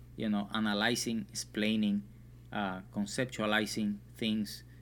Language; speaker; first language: English; non-native, fluent; Spanish